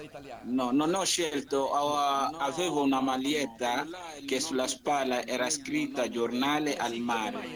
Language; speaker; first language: Italian; non-native, learner; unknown